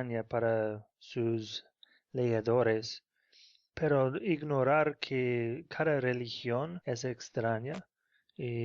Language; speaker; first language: Spanish; non-native, fluent; English